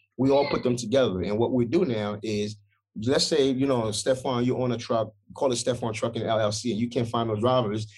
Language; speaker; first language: English; early bilingual, other home language; Haitian Creole